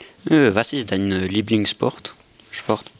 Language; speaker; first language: German; non-native, learner; French